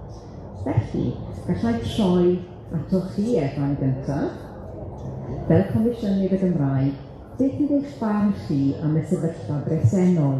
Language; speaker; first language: Welsh; native; Welsh